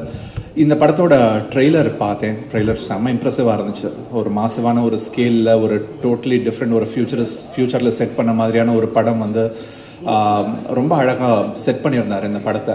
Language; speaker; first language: Tamil; native; Tamil